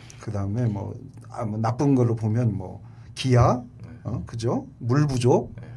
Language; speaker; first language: Korean; native; Korean